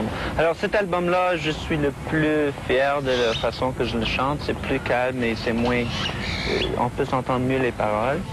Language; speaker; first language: French; non-native, fluent; English